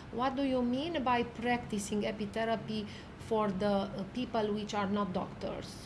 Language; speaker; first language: English; non-native, learner; Romanian